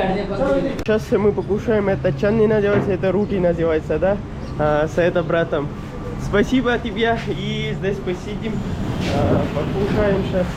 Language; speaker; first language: Russian; non-native, learner; Pashto